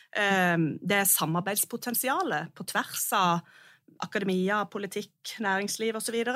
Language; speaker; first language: Norwegian; native; Norwegian